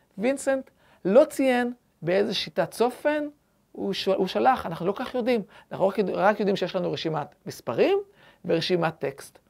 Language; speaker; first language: Hebrew; native; Hebrew